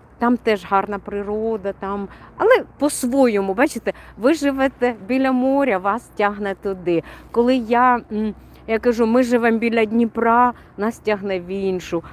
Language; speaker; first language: Ukrainian; native; Ukrainian